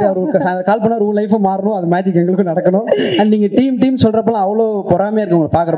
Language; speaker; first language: Tamil; native; Tamil